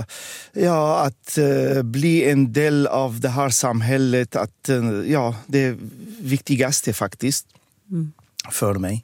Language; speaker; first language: Swedish; non-native, learner; Arabic